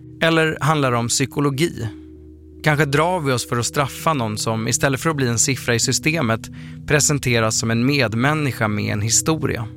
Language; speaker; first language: Swedish; native; Swedish